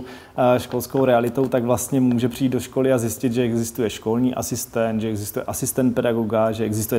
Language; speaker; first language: Czech; native; Czech